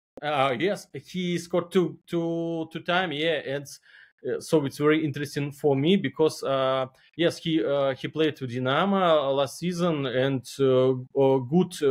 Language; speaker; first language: English; non-native, learner; Belarusian